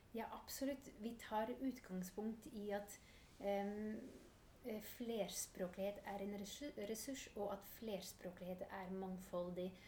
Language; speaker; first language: Norwegian; non-native, fluent; Dutch